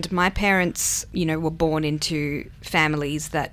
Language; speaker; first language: English; non-native, local second language; Hebrew